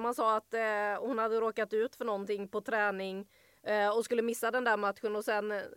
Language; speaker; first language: Swedish; native; Swedish